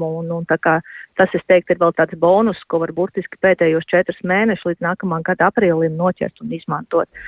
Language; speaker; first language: Latvian; native; Latvian